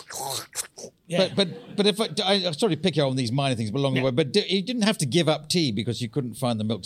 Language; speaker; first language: English; non-native, fluent; German